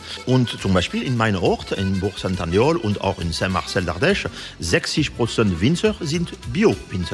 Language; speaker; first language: German; non-native, fluent; French